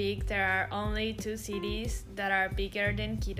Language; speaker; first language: English; non-native, fluent; Spanish